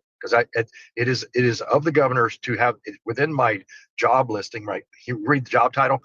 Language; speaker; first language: English; native; English